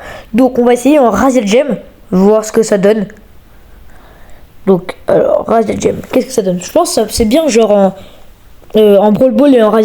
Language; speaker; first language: French; native; French